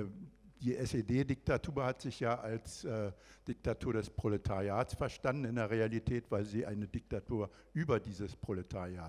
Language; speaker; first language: German; native; German